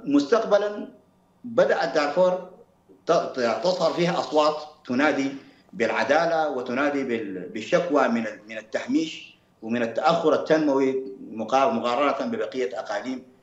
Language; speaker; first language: Arabic; native; Arabic